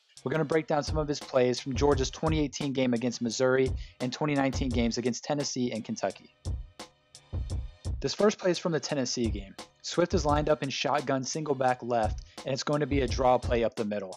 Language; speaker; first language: English; native; English